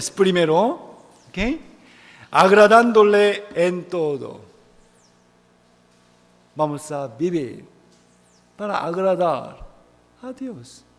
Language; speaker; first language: Spanish; non-native, fluent; Korean